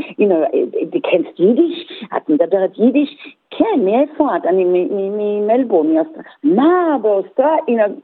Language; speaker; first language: Hebrew; non-native, fluent; Yiddish